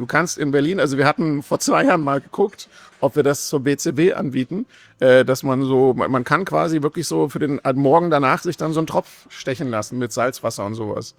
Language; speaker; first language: German; native; German